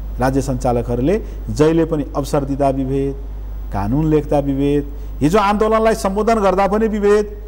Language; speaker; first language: Nepali; non-native, local second language; Maithili